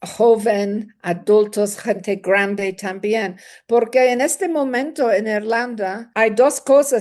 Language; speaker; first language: Spanish; non-native, learner; English